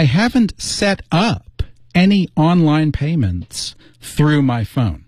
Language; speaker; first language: English; native; English